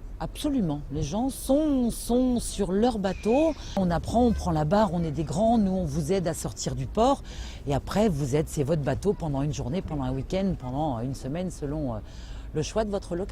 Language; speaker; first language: French; native; French